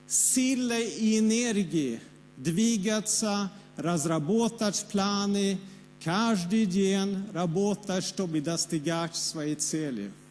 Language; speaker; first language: Russian; non-native, fluent; Swedish